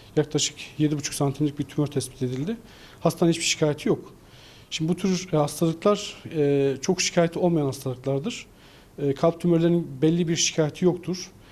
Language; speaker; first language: Turkish; native; Turkish